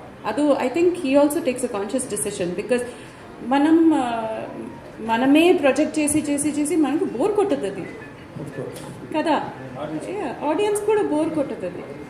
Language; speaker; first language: Telugu; non-native, fluent; Malayalam